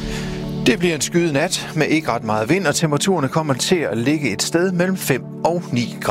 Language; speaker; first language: Danish; native; Danish